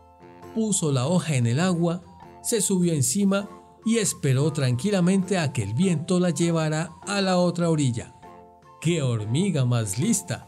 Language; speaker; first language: Spanish; native; Spanish